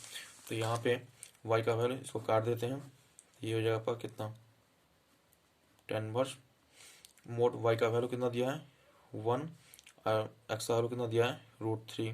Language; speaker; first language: Hindi; native; Hindi